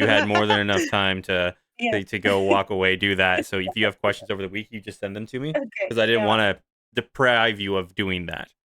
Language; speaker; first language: English; native; English